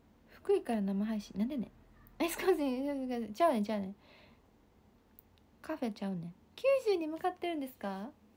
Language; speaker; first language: Japanese; native; Japanese